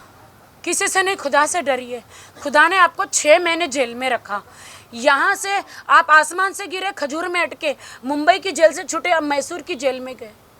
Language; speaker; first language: Hindi; native; Hindi